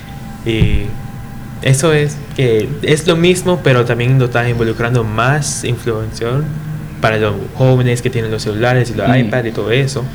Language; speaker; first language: Spanish; early bilingual, heritage; English